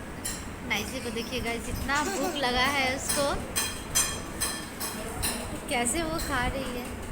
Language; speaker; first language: Hindi; native; Hindi